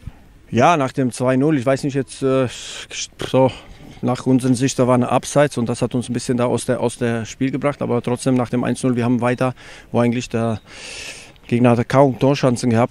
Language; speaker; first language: German; non-native, fluent; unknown